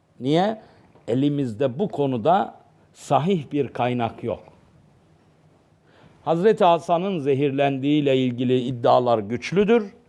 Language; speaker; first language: Turkish; native; Turkish